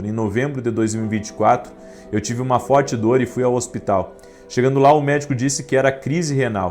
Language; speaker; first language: Portuguese; native; Portuguese